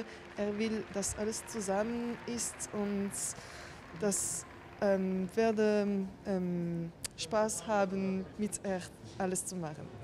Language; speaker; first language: German; non-native, local second language; French